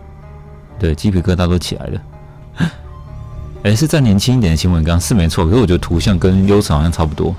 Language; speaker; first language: Chinese; native; Chinese